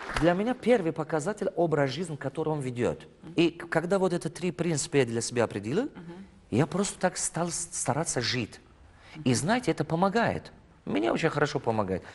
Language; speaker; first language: Russian; non-native, fluent; Tajik